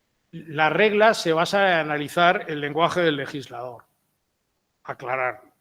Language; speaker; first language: Spanish; native; Spanish